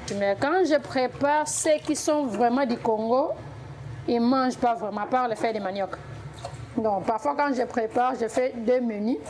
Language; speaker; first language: French; non-native, local second language; Lingala